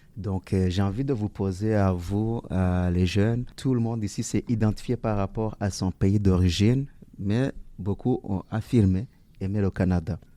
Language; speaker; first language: French; native; French